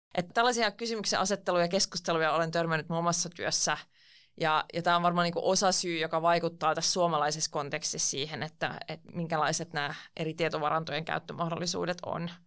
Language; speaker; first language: Finnish; non-native, local second language; Swedish